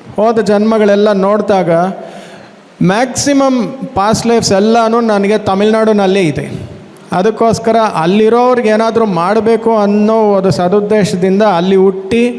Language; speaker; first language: Kannada; non-native, local second language; Telugu